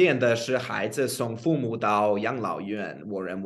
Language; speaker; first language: Chinese; non-native, fluent; English